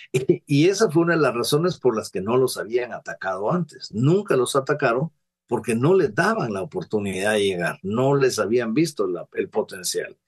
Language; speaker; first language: Spanish; native; Spanish